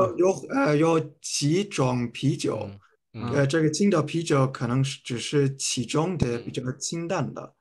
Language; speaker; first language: Chinese; non-native, fluent; German